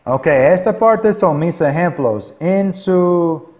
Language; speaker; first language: Spanish; non-native, learner; English